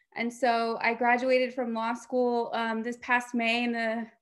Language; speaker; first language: English; native; English